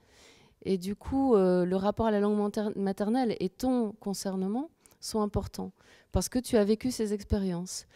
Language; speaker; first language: French; native; French